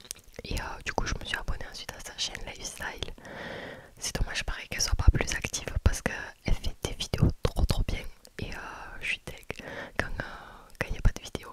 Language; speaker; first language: French; native; French